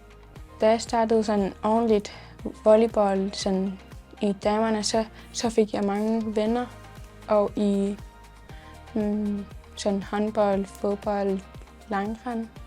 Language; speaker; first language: Danish; non-native, local second language; Kalaallisut